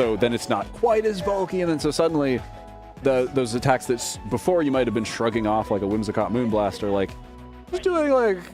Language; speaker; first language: English; native; English